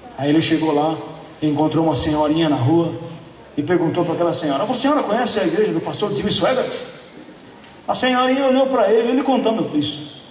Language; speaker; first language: Portuguese; native; Portuguese